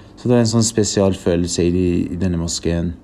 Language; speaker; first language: Norwegian; non-native, fluent; Persian